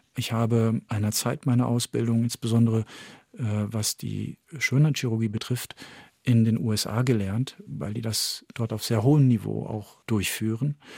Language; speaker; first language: German; early bilingual, heritage; French